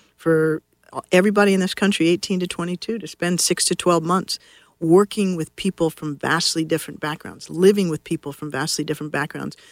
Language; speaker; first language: English; native; English